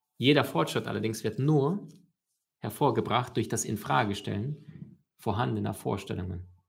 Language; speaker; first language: German; early bilingual, other home language; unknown